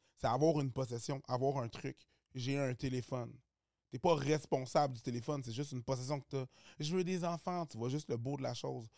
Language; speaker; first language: French; early bilingual, other home language; Haitian Creole